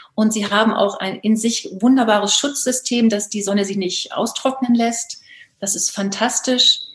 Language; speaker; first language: German; native; German